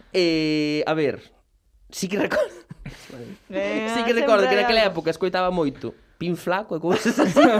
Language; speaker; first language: Galician; non-native, local second language; Spanish